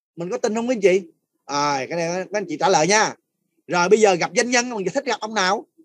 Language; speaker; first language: Vietnamese; non-native, fluent; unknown